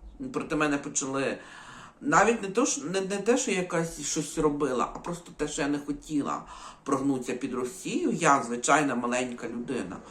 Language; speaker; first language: Ukrainian; native; Ukrainian